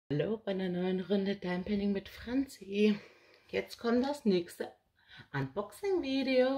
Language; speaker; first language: German; native; German